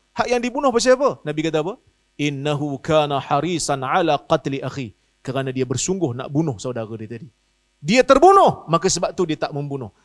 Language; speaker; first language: Malay; native; Malay